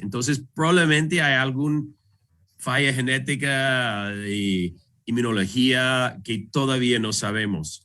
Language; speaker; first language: Spanish; non-native, fluent; English